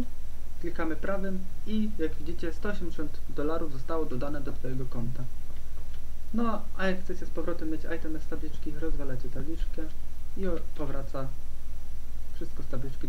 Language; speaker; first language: Polish; native; Polish